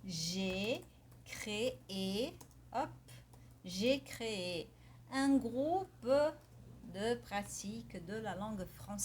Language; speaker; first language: French; non-native, fluent; Portuguese